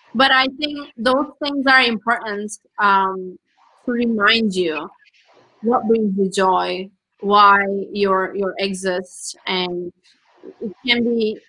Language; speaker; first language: English; non-native, fluent; Turkish